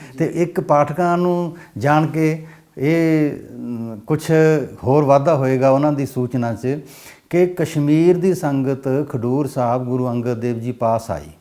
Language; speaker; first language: Punjabi; non-native, local second language; Haryanvi